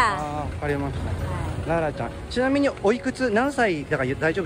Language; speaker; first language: Japanese; native; Japanese